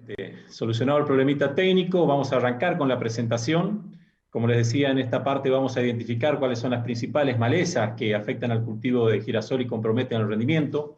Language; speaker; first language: Spanish; native; Spanish